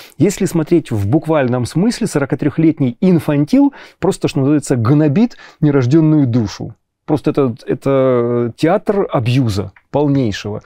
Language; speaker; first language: Russian; native; Russian